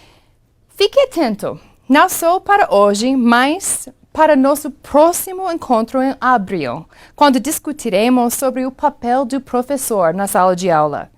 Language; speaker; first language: Portuguese; non-native, fluent; English